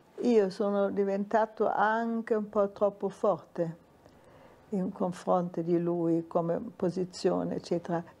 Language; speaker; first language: Italian; non-native, fluent; German